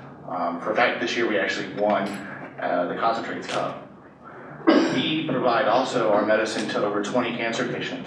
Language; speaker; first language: English; native; English